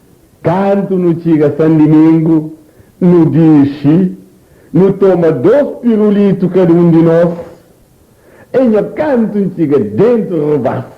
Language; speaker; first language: Portuguese; non-native, local second language; Kabuverdianu